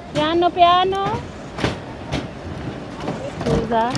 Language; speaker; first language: Italian; non-native, learner; Hindi